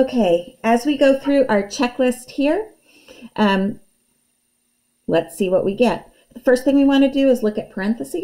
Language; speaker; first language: English; native; English